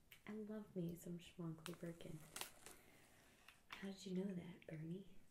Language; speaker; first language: English; native; English